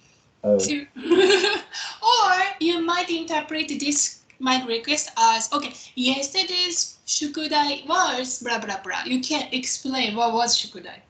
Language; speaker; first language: English; non-native, fluent; Japanese